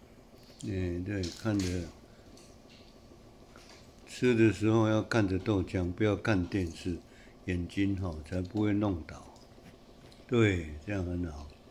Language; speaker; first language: Chinese; native; Chinese